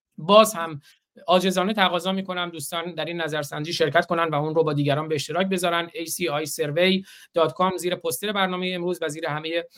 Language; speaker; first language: Persian; non-native, local second language; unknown